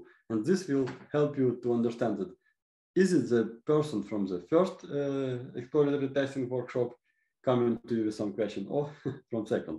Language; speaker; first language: English; non-native, fluent; Ukrainian